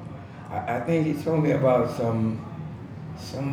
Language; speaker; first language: English; non-native, local second language; Jamaican Creole English